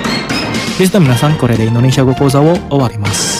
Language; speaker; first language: Japanese; non-native, fluent; Indonesian